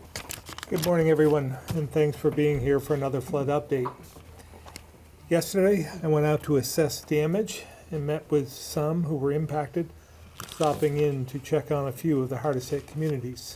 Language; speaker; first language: English; native; English